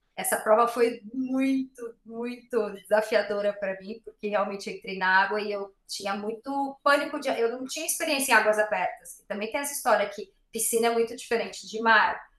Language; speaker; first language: Portuguese; native; Portuguese